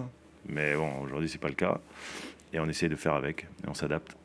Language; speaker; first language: French; native; French